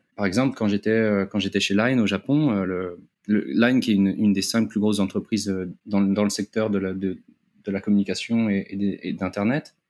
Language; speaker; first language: French; native; French